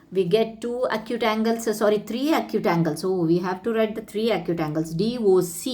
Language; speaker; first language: English; non-native, local second language; Kannada